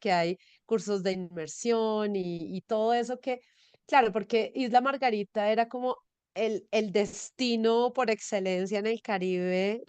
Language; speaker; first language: Spanish; native; Spanish